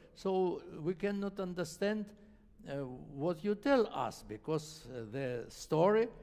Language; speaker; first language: English; non-native, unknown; Russian